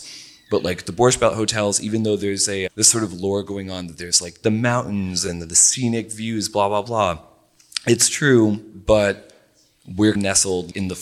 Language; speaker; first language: English; native; English